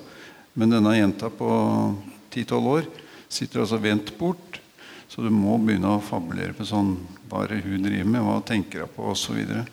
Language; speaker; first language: Norwegian; native; Norwegian